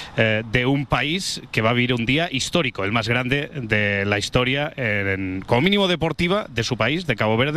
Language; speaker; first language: Spanish; native; Spanish